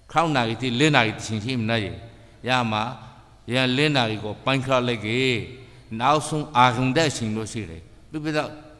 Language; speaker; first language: Burmese; native; Burmese